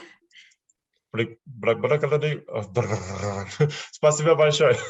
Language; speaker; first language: Russian; non-native, learner; Chinese